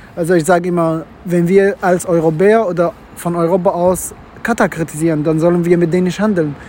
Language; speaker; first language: German; non-native, fluent; Arabic